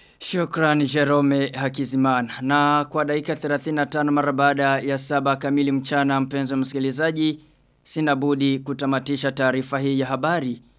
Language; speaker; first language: Swahili; non-native, local second language; Rundi